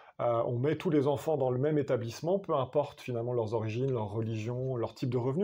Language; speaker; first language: French; native; French